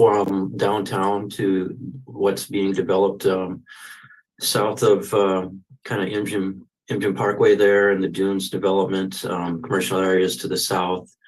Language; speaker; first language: English; native; English